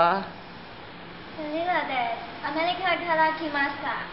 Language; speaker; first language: Japanese; non-native, learner; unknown